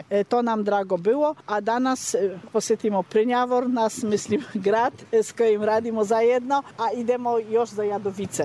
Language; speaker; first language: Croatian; non-native, learner; Polish